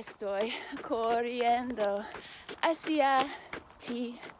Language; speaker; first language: Spanish; non-native, learner; English